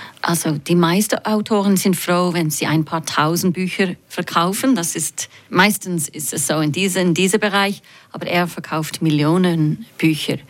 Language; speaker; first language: German; non-native, fluent; English